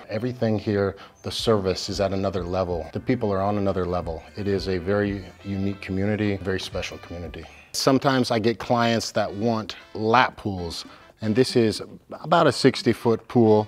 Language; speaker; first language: English; native; English